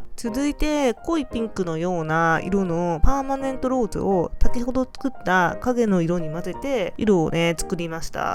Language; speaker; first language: Japanese; native; Japanese